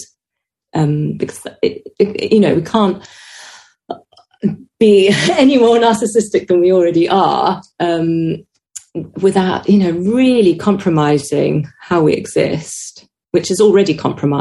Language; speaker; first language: English; native; English